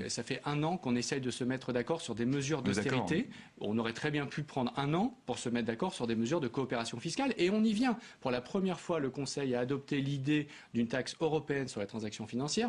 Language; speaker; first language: French; native; French